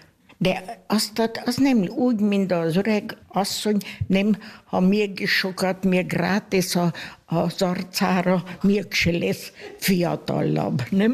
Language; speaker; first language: Hungarian; early bilingual, heritage; Hungarian